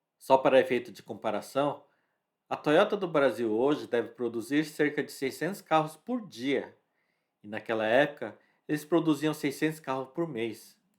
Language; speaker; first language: Portuguese; early bilingual, other home language; Japanese